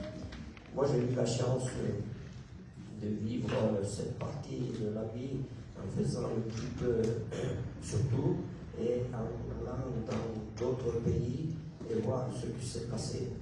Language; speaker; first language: French; non-native, local second language; Italian